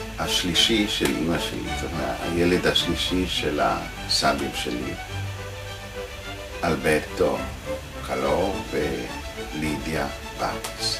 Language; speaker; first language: Hebrew; non-native, fluent; Italian